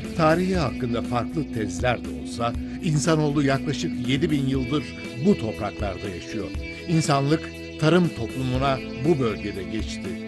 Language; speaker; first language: Turkish; native; Turkish